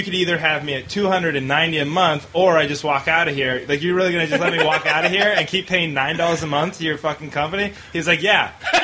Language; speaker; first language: English; native; English